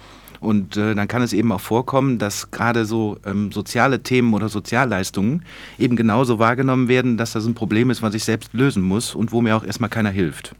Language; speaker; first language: German; native; German